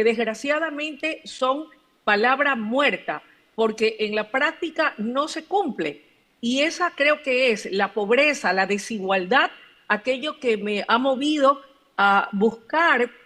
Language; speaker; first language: Spanish; native; Spanish